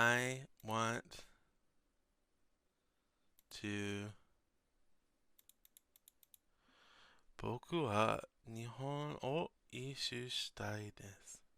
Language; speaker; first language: Japanese; non-native, learner; English